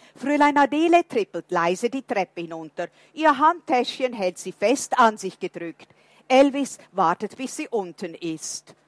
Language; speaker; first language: German; non-native, fluent; Portuguese